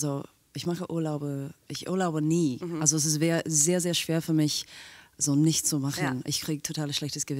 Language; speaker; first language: German; non-native, fluent; English